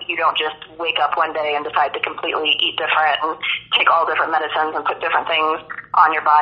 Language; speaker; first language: English; native; English